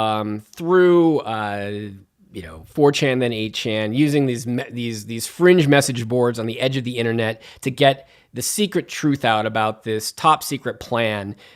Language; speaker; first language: English; native; English